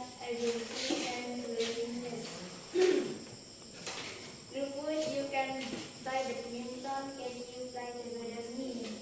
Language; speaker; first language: English; non-native, learner; Indonesian